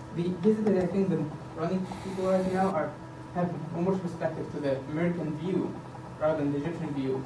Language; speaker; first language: English; non-native, fluent; Arabic